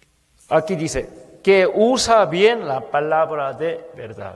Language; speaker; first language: Spanish; non-native, fluent; Korean